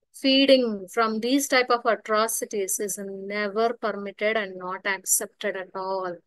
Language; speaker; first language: English; non-native, local second language; Telugu